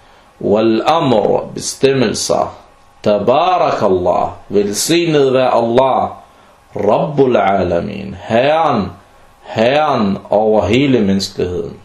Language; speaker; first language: Danish; non-native, fluent; Arabic